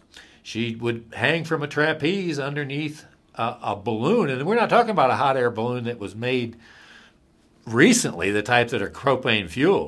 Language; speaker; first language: English; native; English